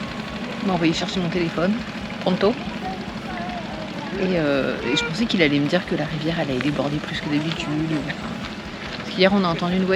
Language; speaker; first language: French; native; French